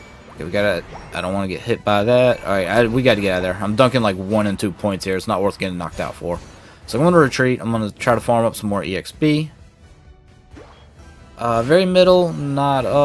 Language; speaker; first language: English; native; English